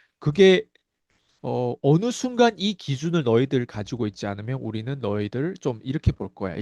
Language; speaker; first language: Korean; non-native, fluent; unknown